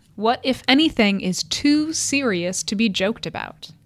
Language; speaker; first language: English; native; English